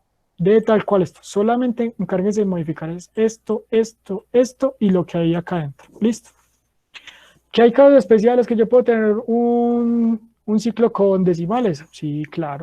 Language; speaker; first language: Spanish; native; Spanish